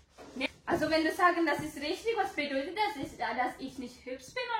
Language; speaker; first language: German; non-native, learner; Indonesian